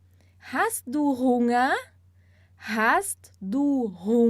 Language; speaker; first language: German; non-native, fluent; Portuguese